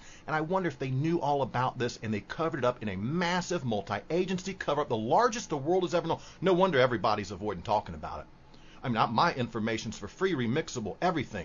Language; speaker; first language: English; native; English